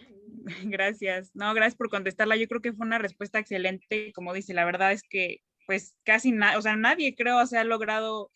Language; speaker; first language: Spanish; native; Spanish